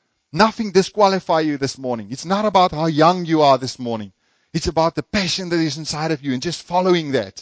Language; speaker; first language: English; non-native, local second language; Afrikaans